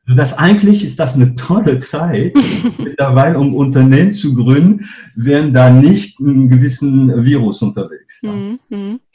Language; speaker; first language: German; non-native, fluent; French